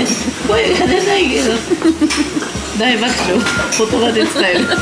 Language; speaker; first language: Japanese; native; Japanese